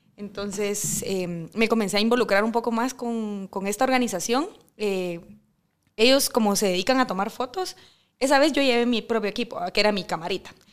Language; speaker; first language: Spanish; native; Spanish